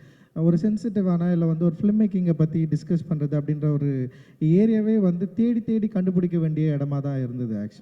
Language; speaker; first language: Tamil; native; Tamil